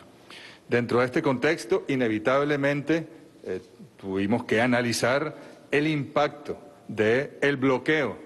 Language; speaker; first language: Spanish; native; Spanish